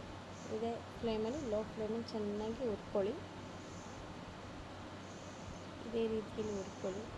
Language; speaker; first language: Kannada; native; Kannada